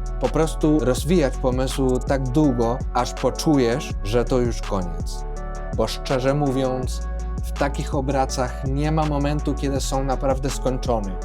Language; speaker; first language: Polish; non-native, fluent; Spanish